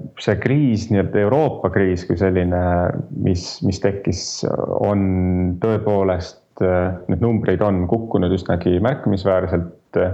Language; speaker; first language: Estonian; native; Estonian